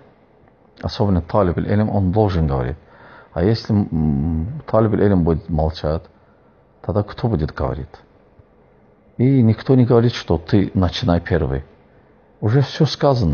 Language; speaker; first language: Russian; non-native, fluent; Azerbaijani